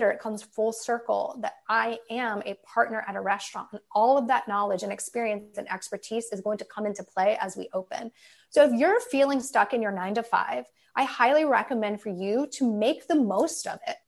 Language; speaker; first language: English; native; English